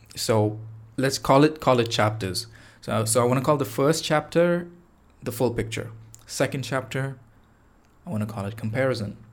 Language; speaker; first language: English; non-native, local second language; Tamil